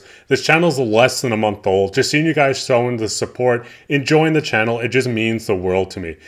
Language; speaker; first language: English; native; English